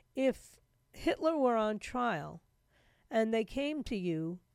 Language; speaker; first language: English; native; English